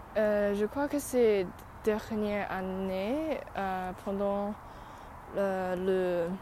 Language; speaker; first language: French; non-native, learner; Chinese